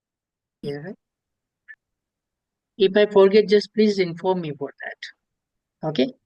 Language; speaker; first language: English; non-native, local second language; Hindi